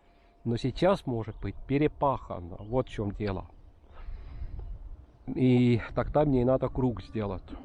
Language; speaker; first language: Russian; non-native, local second language; Estonian